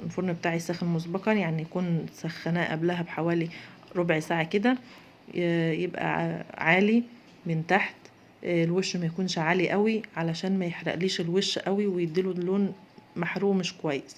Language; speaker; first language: Arabic; native; Arabic